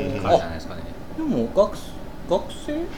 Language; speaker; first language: Japanese; native; Japanese